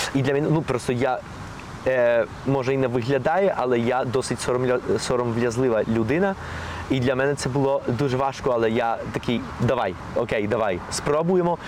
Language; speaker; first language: Ukrainian; non-native, fluent; Spanish